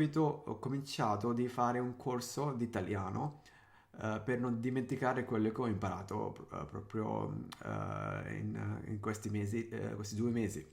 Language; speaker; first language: Italian; non-native, fluent; Sinhala